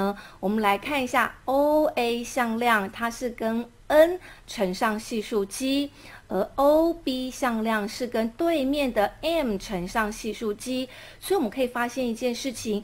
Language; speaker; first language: Chinese; native; Chinese